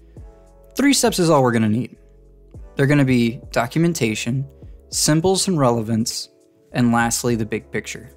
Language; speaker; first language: English; native; English